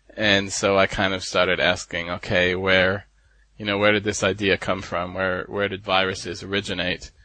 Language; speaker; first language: English; native; English